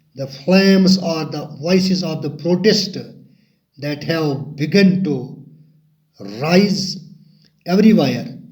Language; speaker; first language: English; non-native, local second language; Urdu